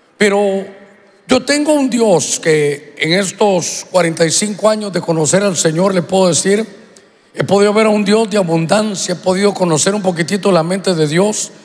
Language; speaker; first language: Spanish; native; Spanish